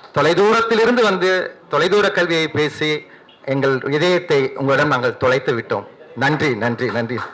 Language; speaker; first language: Tamil; native; Tamil